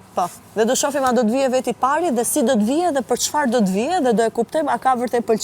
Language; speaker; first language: Albanian; native; Albanian